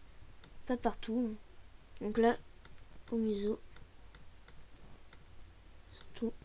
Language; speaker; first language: French; native; French